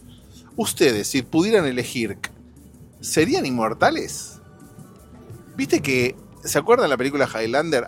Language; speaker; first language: Spanish; native; Spanish